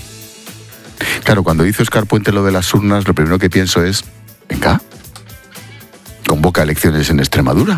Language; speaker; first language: Spanish; native; Spanish